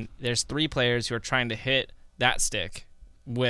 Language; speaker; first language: English; native; English